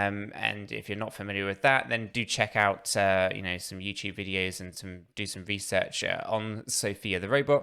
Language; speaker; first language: English; native; English